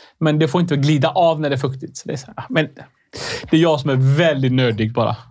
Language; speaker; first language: Swedish; early bilingual, other home language; Arabic